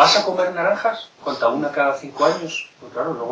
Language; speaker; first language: Spanish; native; Spanish